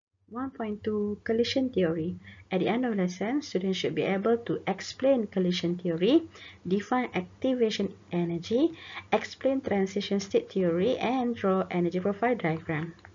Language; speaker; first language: English; non-native, local second language; Malay